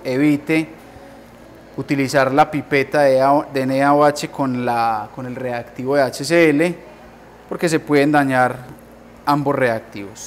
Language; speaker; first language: Spanish; native; Spanish